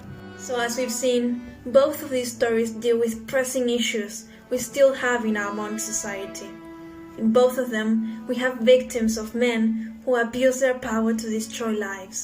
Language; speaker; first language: English; non-native, fluent; Spanish